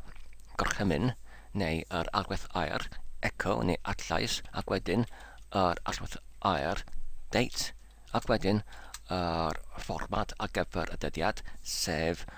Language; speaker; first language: Welsh; non-native, learner; English